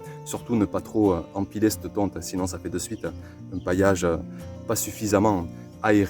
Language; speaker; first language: French; native; French